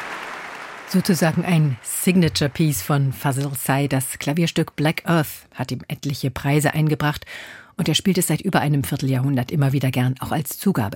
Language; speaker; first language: German; native; German